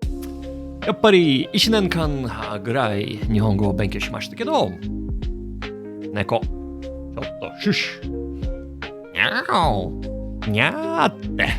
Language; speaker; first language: Japanese; non-native, learner; English